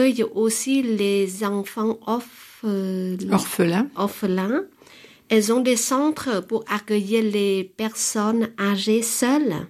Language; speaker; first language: French; non-native, fluent; Vietnamese